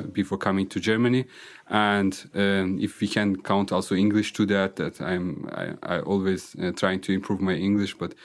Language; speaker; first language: English; non-native, fluent; Azerbaijani